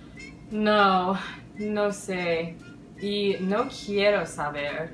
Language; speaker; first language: Spanish; non-native, learner; English